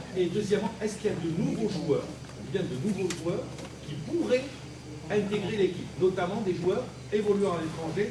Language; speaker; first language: French; native; French